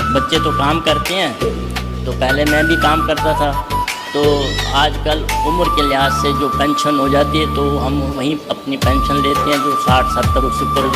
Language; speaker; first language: Hindi; native; Hindi